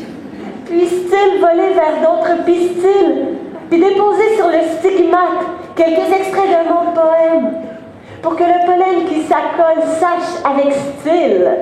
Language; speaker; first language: French; native; French